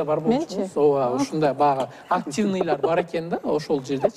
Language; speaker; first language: Kyrgyz; native; Kyrgyz